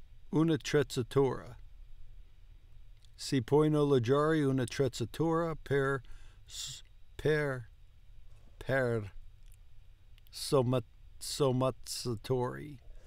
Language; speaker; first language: Italian; non-native, learner; English